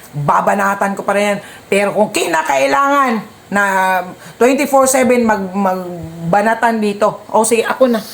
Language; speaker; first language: Filipino; non-native, local second language; Cebuano